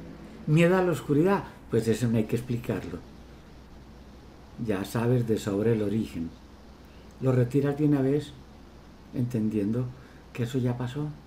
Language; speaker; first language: Spanish; native; Spanish